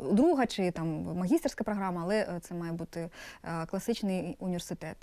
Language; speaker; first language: Ukrainian; non-native, local second language; Russian